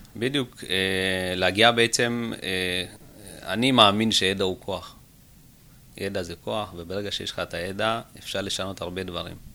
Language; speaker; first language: Hebrew; early bilingual, other home language; Amharic